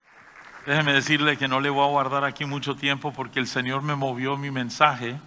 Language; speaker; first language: Spanish; native; Spanish